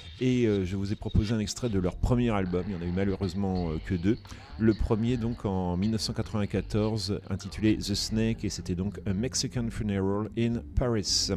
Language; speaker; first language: French; native; French